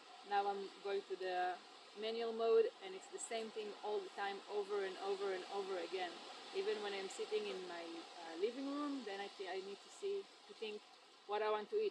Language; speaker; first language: English; non-native, fluent; Hebrew